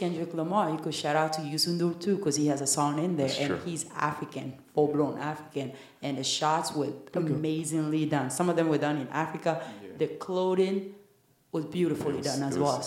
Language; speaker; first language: English; non-native, fluent; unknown